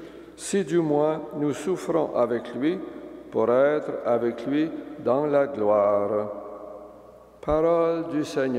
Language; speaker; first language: French; native; French